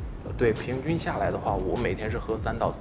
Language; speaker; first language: Chinese; native; Chinese